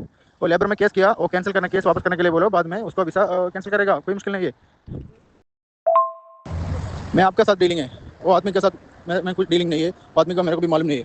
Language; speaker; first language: Hindi; non-native, learner; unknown